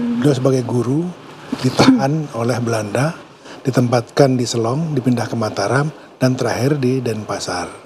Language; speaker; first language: Indonesian; native; Indonesian